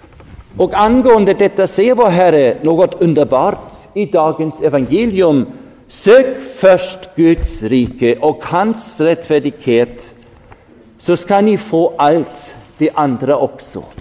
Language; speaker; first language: Swedish; non-native, fluent; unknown